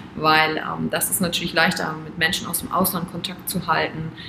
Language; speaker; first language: German; native; German